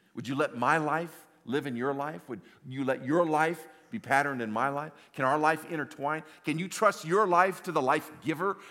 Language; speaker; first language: English; native; English